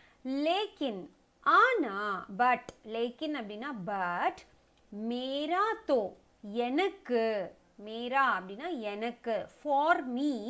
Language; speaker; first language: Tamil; native; Tamil